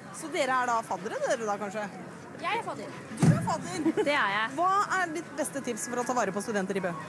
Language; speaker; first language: Norwegian; native; Norwegian